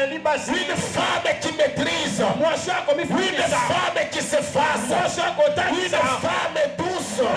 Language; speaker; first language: French; non-native, local second language; Lingala